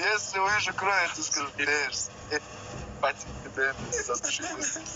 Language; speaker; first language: Russian; native; Russian